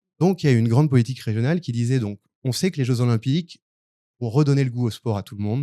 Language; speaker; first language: French; native; French